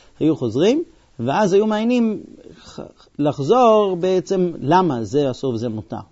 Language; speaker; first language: Hebrew; non-native, fluent; English